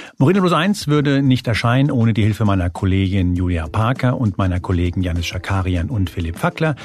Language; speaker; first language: German; early bilingual, other home language; Spanish